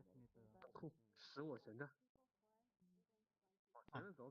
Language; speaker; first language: Chinese; non-native, fluent; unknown